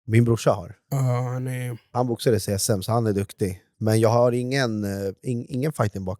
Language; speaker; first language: Swedish; native; Swedish